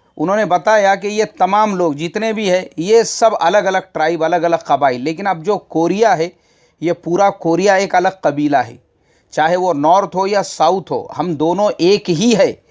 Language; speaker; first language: Urdu; native; Urdu